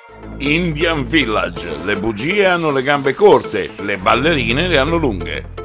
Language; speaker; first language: Italian; native; Italian